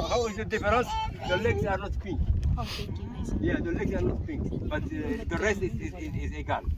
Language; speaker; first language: English; non-native, learner; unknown